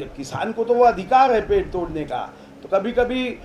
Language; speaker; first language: Hindi; non-native, local second language; Marathi